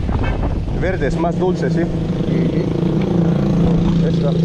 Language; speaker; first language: Spanish; non-native, learner; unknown